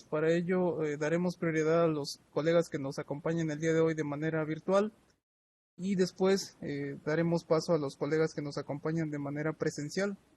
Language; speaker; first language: Spanish; native; Spanish